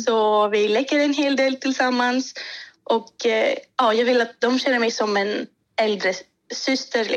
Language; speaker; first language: Swedish; non-native, fluent; Greek